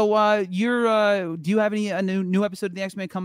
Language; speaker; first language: English; native; English